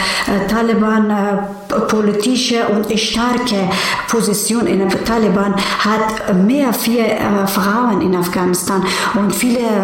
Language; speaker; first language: German; non-native, learner; Persian